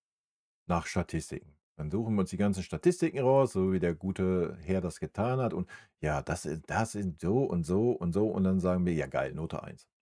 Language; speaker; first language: German; native; German